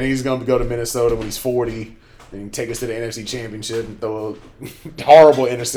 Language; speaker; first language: English; native; English